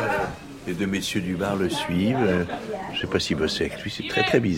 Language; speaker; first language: French; native; French